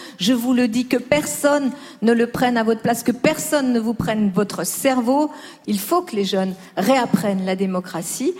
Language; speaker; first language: French; early bilingual, other home language; Spanish